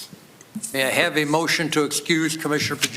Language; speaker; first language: English; native; English